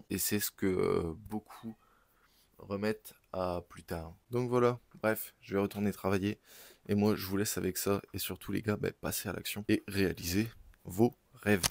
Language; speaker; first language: French; native; French